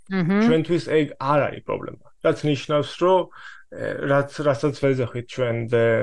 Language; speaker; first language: Georgian; early bilingual, heritage; Swedish